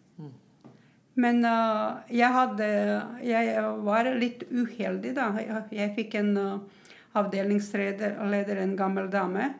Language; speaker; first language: Norwegian; non-native, fluent; Croatian